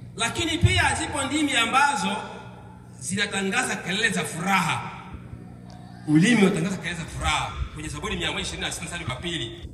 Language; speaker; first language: Swahili; non-native, local second language; Bembe